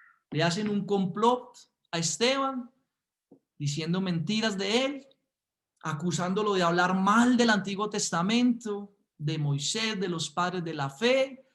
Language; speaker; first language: Spanish; native; Spanish